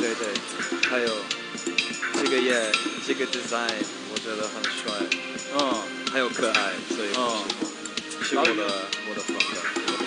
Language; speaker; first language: Chinese; non-native, learner; English